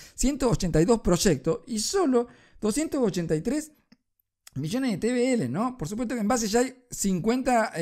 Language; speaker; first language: Spanish; native; Spanish